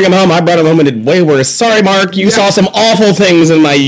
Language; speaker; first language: English; native; English